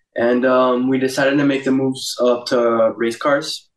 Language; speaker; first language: English; early bilingual, other home language; Portuguese